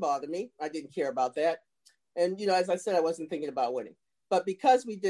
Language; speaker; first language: English; native; English